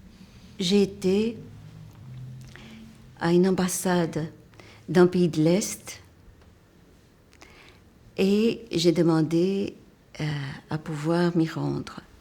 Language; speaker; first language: French; non-native, fluent; Portuguese